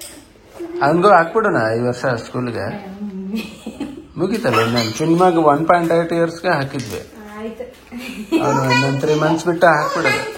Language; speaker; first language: Kannada; native; Kannada